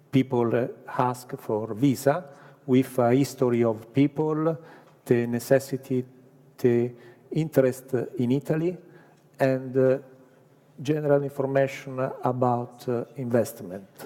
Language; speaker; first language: English; non-native, learner; Italian